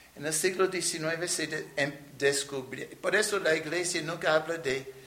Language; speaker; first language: Spanish; non-native, fluent; English